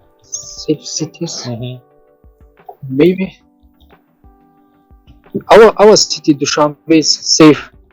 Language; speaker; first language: English; non-native, learner; Tajik